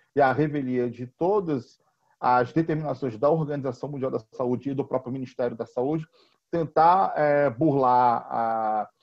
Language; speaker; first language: Portuguese; native; Portuguese